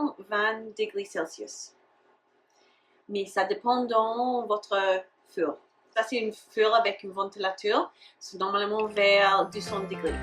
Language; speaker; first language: French; non-native, learner; English